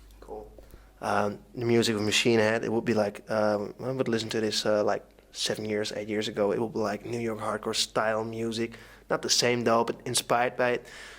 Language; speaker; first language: English; non-native, fluent; Dutch